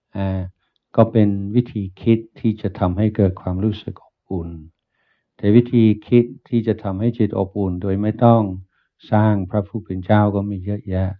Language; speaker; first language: Thai; non-native, fluent; English